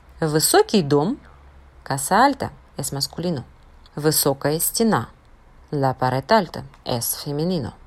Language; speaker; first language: Spanish; non-native, fluent; Russian